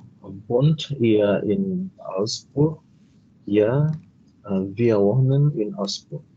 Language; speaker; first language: German; non-native, learner; Indonesian